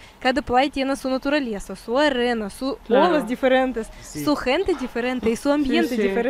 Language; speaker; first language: Spanish; non-native, fluent; Russian